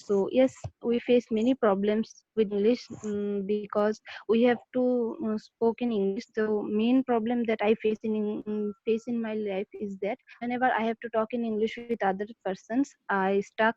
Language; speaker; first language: English; non-native, learner; Bangla